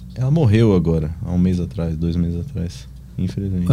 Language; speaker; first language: Portuguese; native; Portuguese